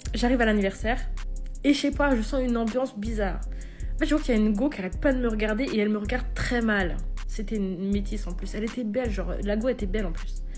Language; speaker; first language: French; native; French